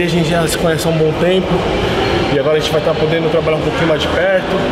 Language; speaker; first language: Portuguese; native; Portuguese